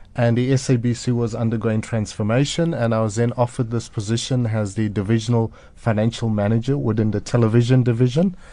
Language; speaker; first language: English; native; English